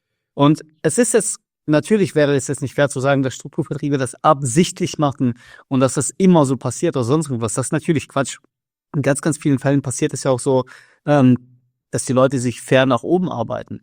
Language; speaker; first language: German; native; German